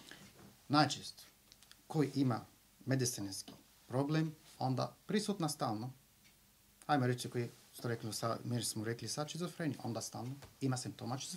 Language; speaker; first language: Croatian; non-native, learner; Arabic